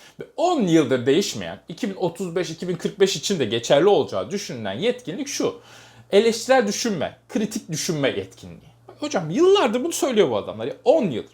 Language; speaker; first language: Turkish; native; Turkish